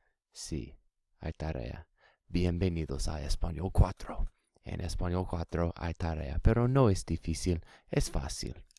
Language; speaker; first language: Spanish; non-native, fluent; English